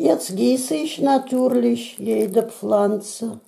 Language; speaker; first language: German; non-native, fluent; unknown